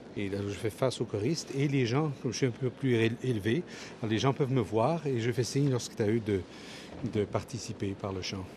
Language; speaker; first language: French; native; French